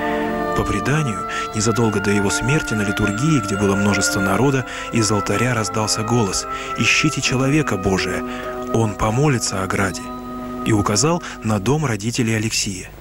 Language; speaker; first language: Russian; native; Russian